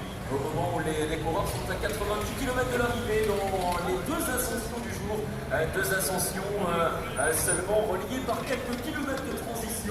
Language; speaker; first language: French; native; French